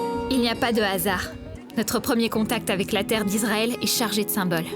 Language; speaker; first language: French; native; French